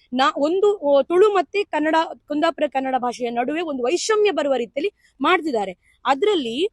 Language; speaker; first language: Kannada; non-native, local second language; Tulu